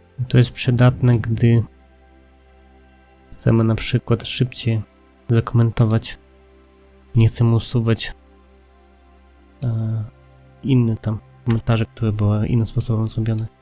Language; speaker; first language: Polish; non-native, fluent; Russian